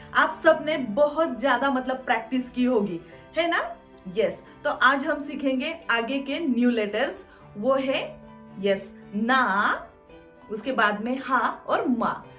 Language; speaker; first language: Hindi; non-native, local second language; Marathi